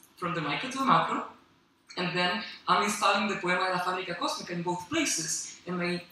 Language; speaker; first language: English; non-native, fluent; Spanish